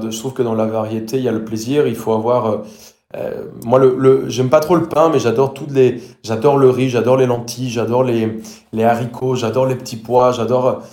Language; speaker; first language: French; non-native, fluent; Spanish